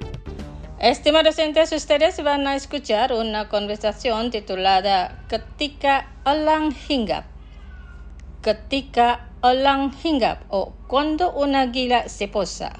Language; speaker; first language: Spanish; non-native, fluent; Indonesian